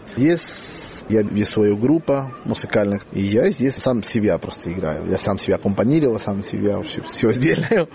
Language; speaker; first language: Russian; non-native, fluent; Spanish